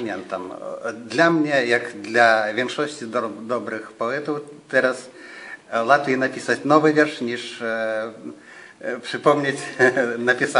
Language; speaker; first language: Polish; non-native, fluent; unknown